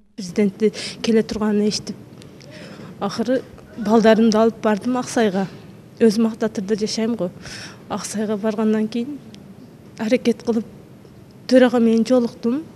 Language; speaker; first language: Kyrgyz; early bilingual, heritage; Kyrgyz